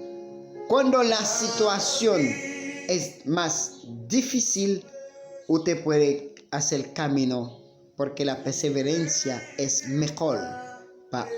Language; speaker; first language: Spanish; non-native, learner; Haitian Creole